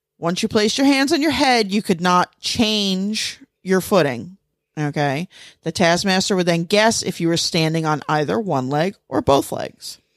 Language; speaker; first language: English; native; English